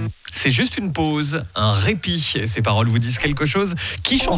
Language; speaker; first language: French; native; French